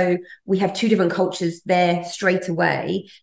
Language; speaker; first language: English; native; English